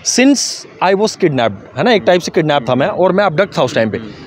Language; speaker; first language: Hindi; native; Hindi